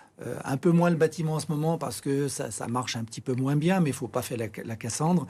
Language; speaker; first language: French; native; French